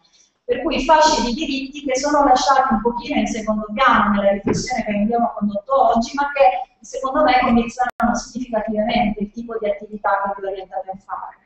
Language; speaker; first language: Italian; native; Italian